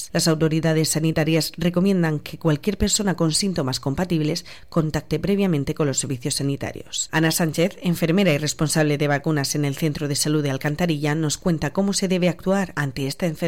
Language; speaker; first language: Spanish; native; Spanish